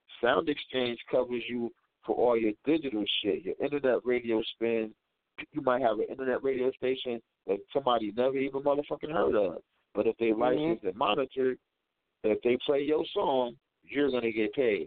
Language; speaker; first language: English; native; English